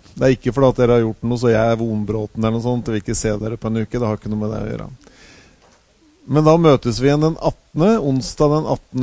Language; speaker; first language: Norwegian; native; Norwegian